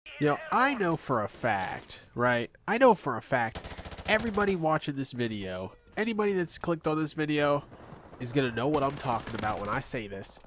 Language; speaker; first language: English; native; English